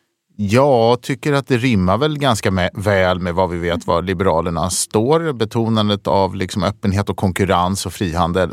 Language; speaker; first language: Swedish; native; Swedish